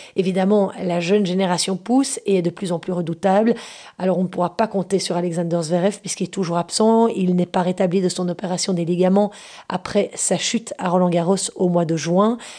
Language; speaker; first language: French; native; French